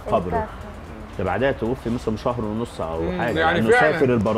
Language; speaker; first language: Arabic; native; Arabic